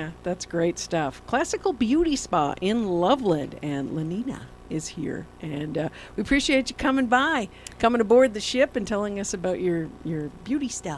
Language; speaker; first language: English; native; English